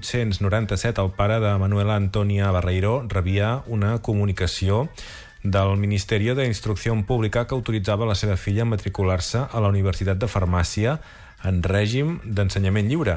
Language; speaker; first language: Catalan; native; Catalan